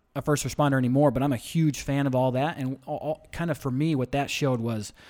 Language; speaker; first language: English; native; English